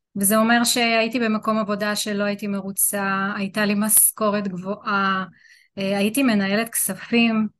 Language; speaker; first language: Hebrew; native; Hebrew